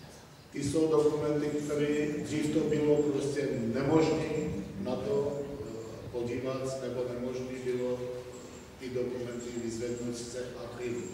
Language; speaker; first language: Czech; non-native, fluent; Armenian